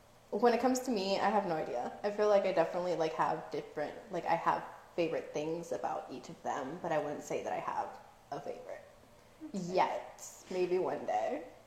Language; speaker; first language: English; early bilingual, other home language; Spanish